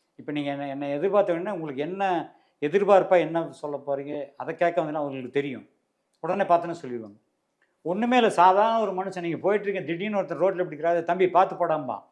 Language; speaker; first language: Tamil; native; Tamil